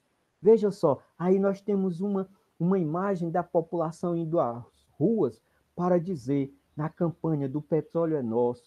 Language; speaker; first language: Portuguese; native; Portuguese